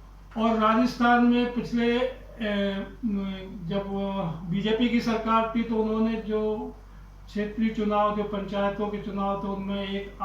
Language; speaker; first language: Hindi; native; Hindi